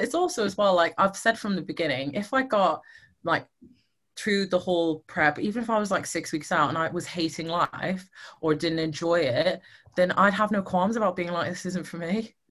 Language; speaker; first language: English; native; English